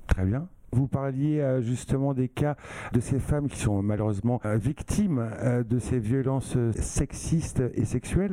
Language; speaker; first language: French; native; French